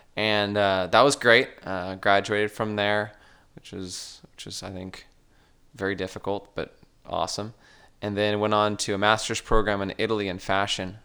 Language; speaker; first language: English; native; English